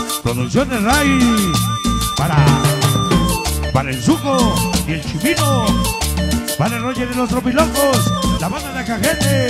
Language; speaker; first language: Spanish; native; Spanish